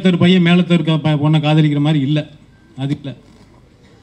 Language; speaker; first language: Tamil; native; Tamil